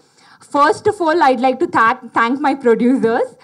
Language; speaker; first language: Telugu; non-native, learner; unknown